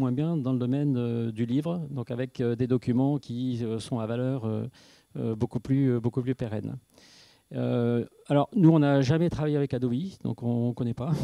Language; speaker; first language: French; native; French